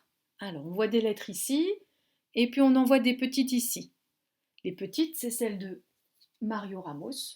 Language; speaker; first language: French; native; French